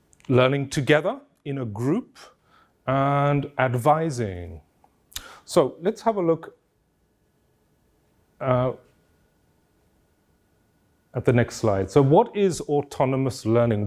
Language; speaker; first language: English; non-native, fluent; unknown